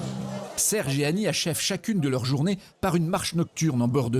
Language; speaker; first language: French; native; French